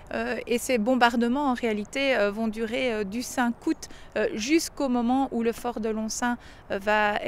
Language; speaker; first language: French; native; French